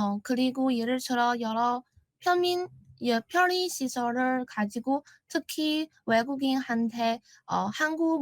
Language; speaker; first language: Korean; non-native, learner; Chinese